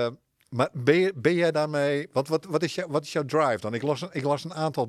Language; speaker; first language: Dutch; native; Dutch